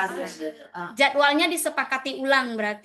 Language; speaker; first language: Indonesian; native; Indonesian